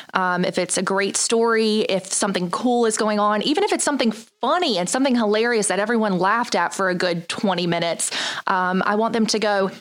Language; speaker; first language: English; native; English